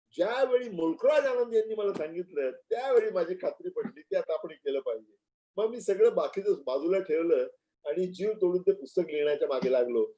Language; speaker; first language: Marathi; native; Marathi